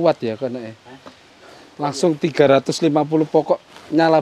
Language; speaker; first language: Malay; non-native, local second language; Javanese